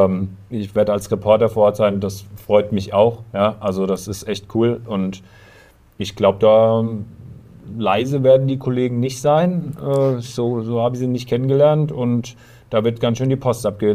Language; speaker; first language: German; native; German